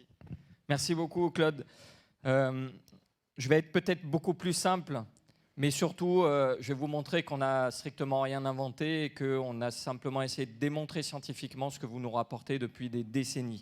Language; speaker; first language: French; native; French